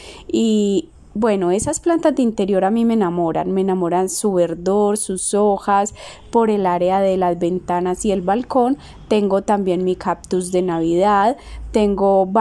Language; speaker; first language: Spanish; native; Spanish